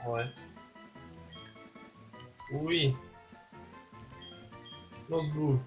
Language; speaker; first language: French; native; French